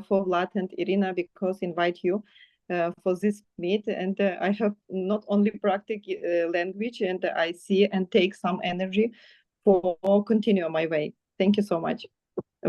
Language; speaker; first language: English; non-native, learner; Ukrainian